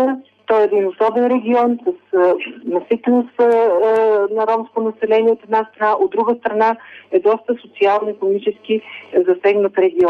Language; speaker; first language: Bulgarian; native; Bulgarian